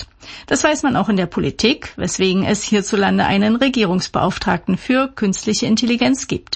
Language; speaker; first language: German; native; German